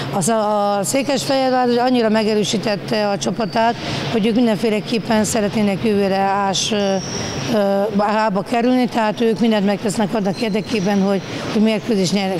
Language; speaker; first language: Hungarian; native; Hungarian